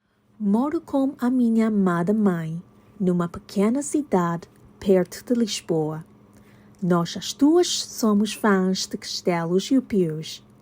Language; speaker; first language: Portuguese; non-native, learner; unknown